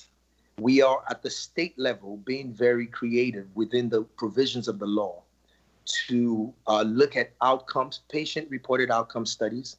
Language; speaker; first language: English; non-native, local second language; Yoruba